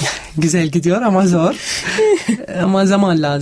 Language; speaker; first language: Turkish; non-native, learner; Arabic